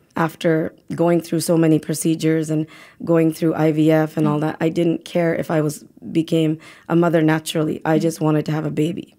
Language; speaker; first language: English; native; English